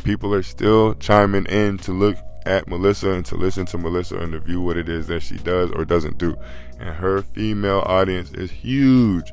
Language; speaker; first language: English; native; English